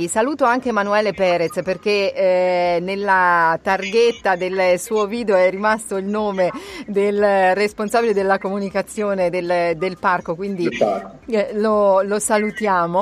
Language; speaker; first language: Italian; native; Italian